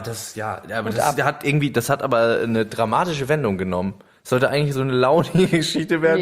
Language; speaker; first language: German; native; German